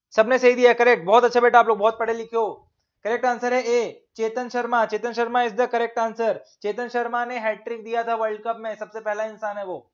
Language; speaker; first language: Hindi; native; Hindi